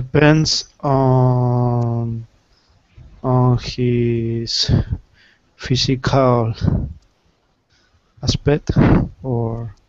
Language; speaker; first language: English; non-native, learner; Spanish